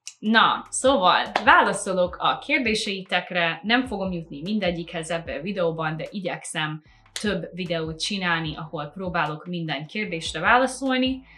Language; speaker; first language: Hungarian; non-native, fluent; English